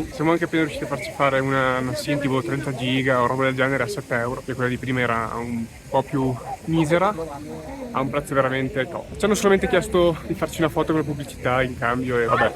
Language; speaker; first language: Italian; native; Italian